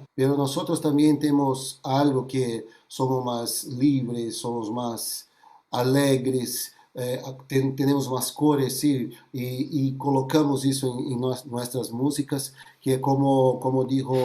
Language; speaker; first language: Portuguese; non-native, fluent; Spanish